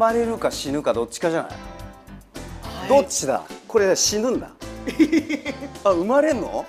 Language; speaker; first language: Japanese; native; Japanese